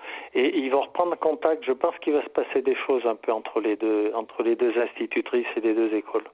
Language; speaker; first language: French; native; French